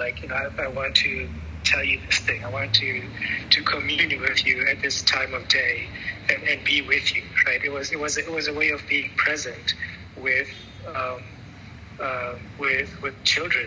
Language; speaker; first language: English; non-native, local second language; Tswana